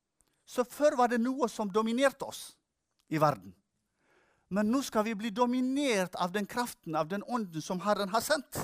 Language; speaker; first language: Norwegian; non-native, fluent; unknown